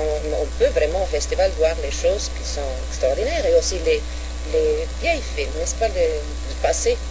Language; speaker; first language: French; non-native, fluent; Swedish